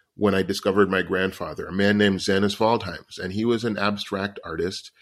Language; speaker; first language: English; native; English